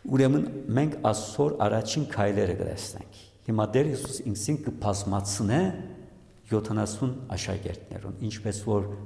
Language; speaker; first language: Armenian; early bilingual, heritage; Armenian